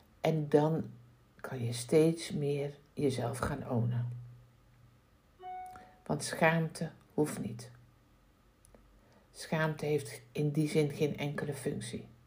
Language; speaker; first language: Dutch; native; Dutch